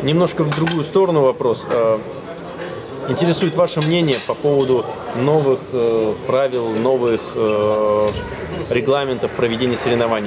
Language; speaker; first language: Russian; native; Russian